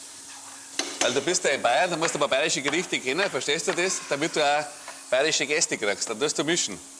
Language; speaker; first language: German; native; German